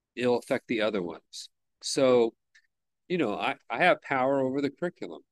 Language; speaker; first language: English; native; English